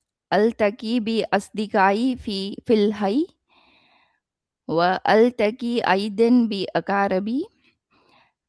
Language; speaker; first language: Arabic; non-native, learner; Hindi